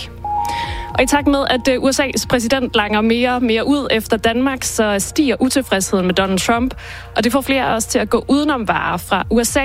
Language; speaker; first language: Danish; native; Danish